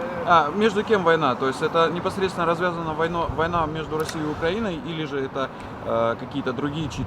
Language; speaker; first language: Russian; native; Russian